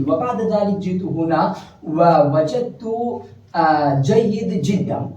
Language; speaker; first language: Arabic; non-native, learner; Hindi